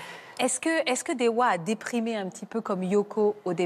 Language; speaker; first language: French; native; French